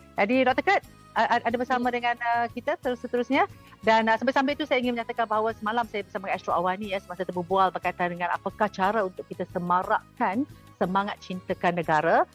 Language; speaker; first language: Malay; native; Malay